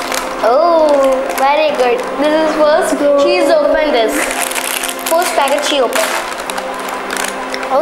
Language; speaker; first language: English; non-native, local second language; Hindi